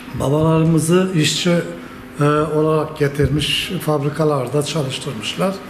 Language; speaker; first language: Turkish; native; Turkish